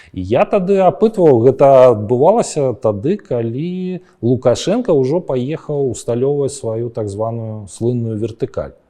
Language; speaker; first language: Belarusian; native; Belarusian